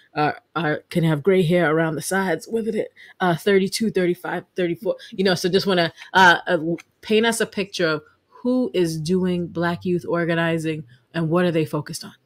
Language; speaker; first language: English; native; English